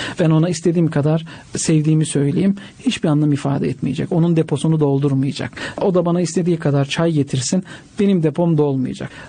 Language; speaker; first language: Turkish; native; Turkish